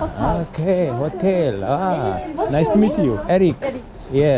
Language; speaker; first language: English; non-native, learner; Amharic